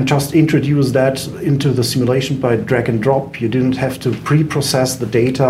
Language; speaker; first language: English; non-native, fluent; German